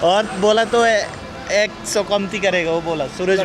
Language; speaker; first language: Hindi; non-native, learner; Bangla